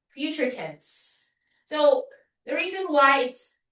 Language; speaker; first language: English; non-native, local second language; Filipino